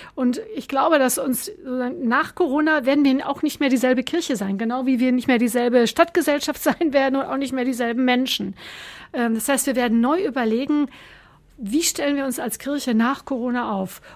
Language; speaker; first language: German; native; German